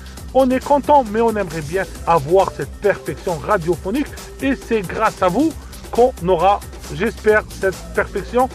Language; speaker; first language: French; non-native, local second language; Arabic